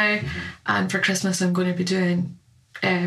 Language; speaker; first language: English; native; English